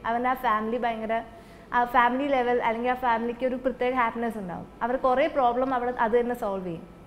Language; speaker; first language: Malayalam; native; Malayalam